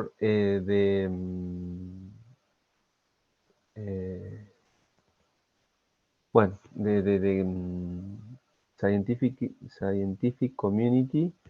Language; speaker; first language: English; non-native, learner; Spanish